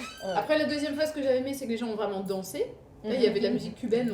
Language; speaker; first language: French; native; French